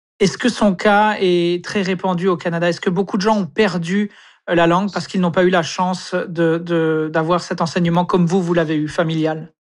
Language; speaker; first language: French; native; French